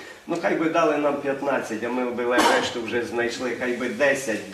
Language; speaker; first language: Ukrainian; native; Ukrainian